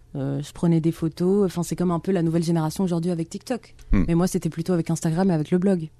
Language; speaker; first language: French; non-native, local second language; Arabic